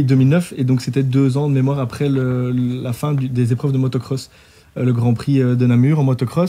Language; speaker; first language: French; native; French